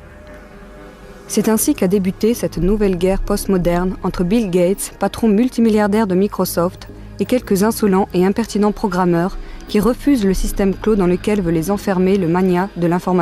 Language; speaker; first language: French; native; French